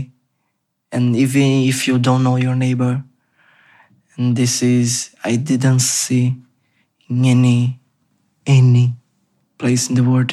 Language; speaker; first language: English; non-native, learner; Portuguese